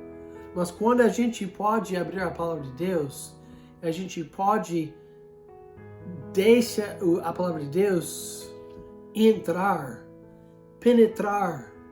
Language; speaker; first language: Portuguese; non-native, fluent; English